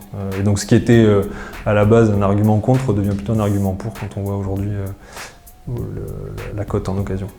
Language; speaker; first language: French; native; French